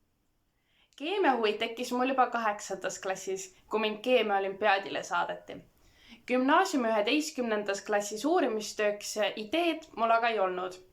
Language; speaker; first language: Estonian; native; Estonian